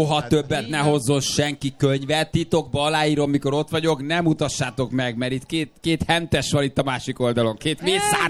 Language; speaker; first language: Hungarian; native; Hungarian